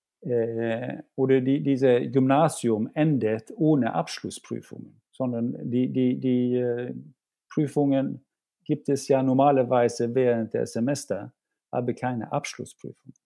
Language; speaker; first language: German; non-native, fluent; Swedish